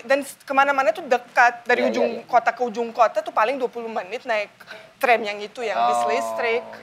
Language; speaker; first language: Indonesian; non-native, fluent; Bosnian